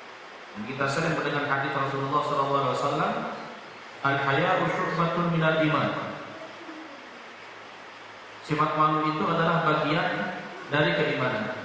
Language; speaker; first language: Indonesian; native; Indonesian